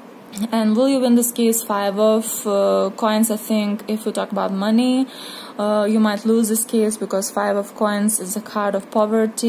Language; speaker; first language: English; non-native, fluent; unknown